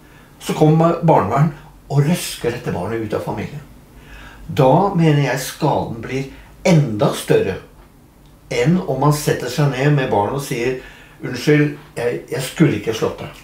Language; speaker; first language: Norwegian; native; Norwegian